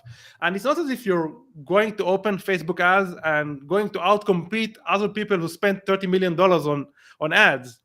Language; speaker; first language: English; non-native, fluent; Hebrew